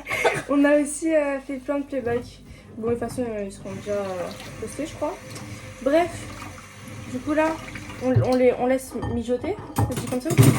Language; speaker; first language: French; native; French